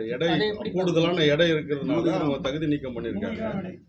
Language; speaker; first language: Tamil; native; Tamil